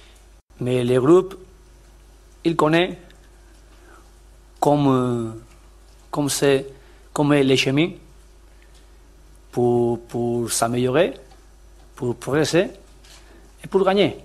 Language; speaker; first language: French; non-native, learner; Spanish